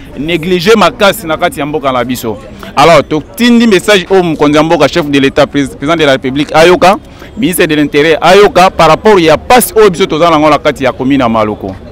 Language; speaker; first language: Lingala; non-native, local second language; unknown